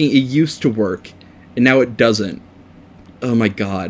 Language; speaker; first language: English; native; English